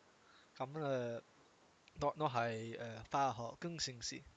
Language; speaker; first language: Chinese; non-native, learner; English